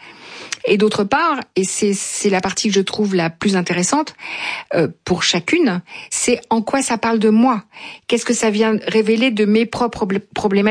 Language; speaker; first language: French; native; French